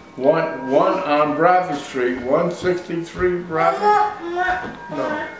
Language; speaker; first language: English; native; English